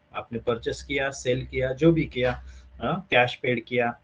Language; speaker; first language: Hindi; non-native, local second language; Marathi